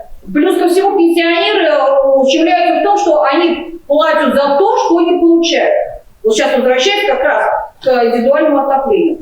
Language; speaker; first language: Russian; native; Russian